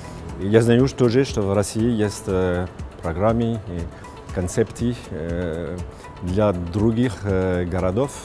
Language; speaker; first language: Russian; non-native, fluent; French